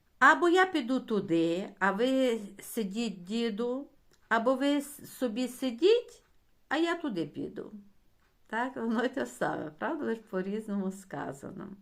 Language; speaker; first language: Ukrainian; native; Ukrainian